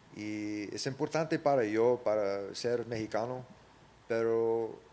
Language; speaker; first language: Spanish; early bilingual, other home language; English